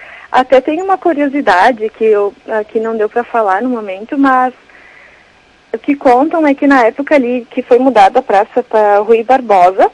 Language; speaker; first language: Portuguese; native; Portuguese